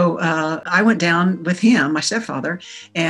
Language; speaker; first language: English; native; English